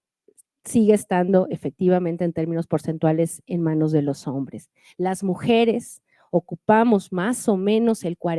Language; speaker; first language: Spanish; native; Spanish